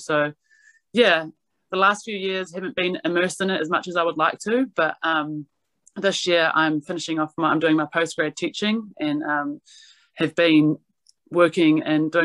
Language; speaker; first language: English; non-native, local second language; Māori